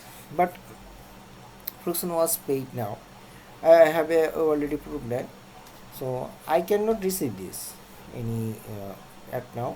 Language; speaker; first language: English; non-native, local second language; Bangla